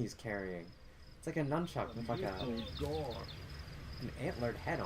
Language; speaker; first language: English; native; English